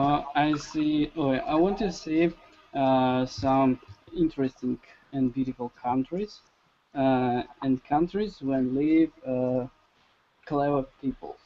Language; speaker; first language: English; non-native, learner; Russian